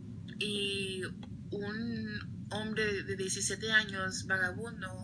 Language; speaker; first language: Spanish; early bilingual, other home language; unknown